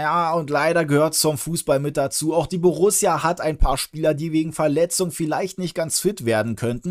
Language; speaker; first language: German; native; German